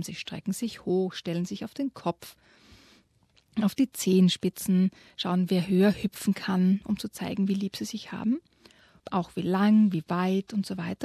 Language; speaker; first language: German; native; German